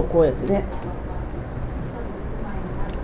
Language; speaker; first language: Japanese; native; Japanese